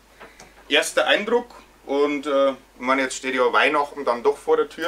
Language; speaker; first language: German; native; German